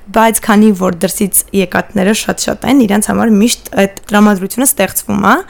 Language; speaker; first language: Armenian; native; Armenian